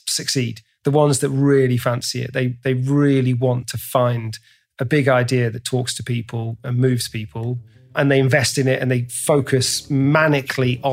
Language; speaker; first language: English; native; English